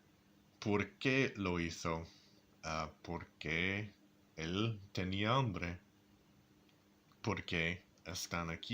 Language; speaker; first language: Spanish; non-native, learner; English